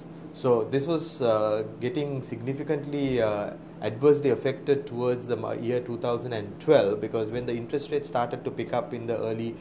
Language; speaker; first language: English; non-native, local second language; Sinhala